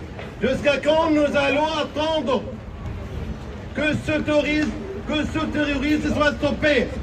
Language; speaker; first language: French; non-native, fluent; Arabic